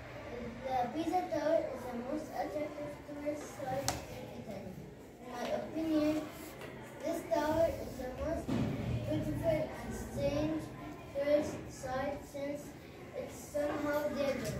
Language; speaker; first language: English; non-native, learner; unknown